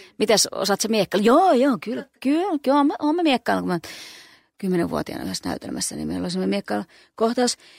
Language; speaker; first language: Finnish; native; Finnish